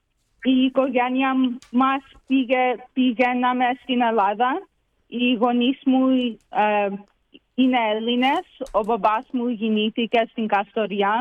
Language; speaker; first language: Greek; early bilingual, heritage; Greek